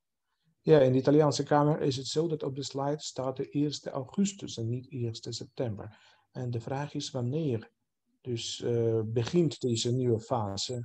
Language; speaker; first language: Dutch; non-native, fluent; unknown